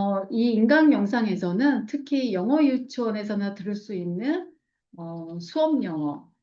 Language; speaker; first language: Korean; native; Korean